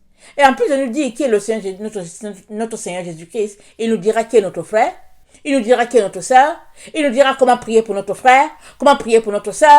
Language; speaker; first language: French; native; French